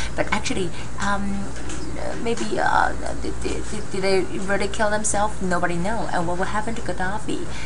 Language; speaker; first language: English; non-native, fluent; Chinese